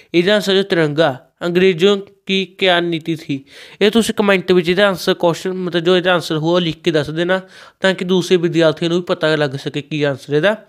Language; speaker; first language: Hindi; non-native, local second language; Punjabi